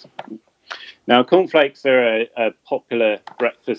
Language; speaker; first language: English; native; English